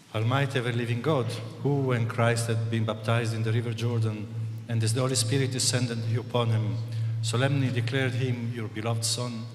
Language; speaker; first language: English; non-native, fluent; Italian